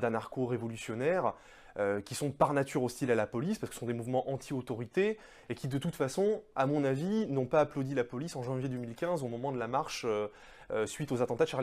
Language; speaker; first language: French; native; French